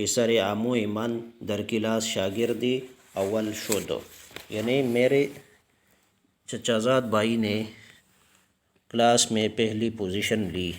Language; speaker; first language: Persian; non-native, fluent; Urdu